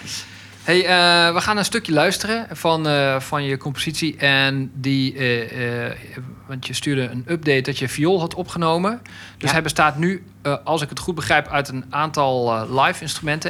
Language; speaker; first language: Dutch; native; Dutch